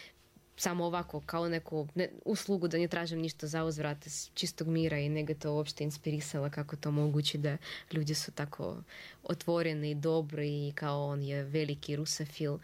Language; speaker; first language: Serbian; non-native, fluent; Russian